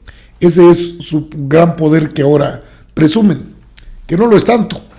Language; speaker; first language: Spanish; native; Spanish